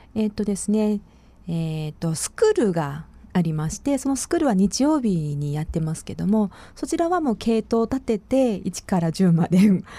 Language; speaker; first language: Japanese; non-native, fluent; Chinese